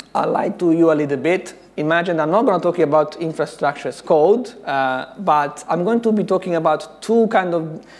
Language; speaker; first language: English; non-native, fluent; Italian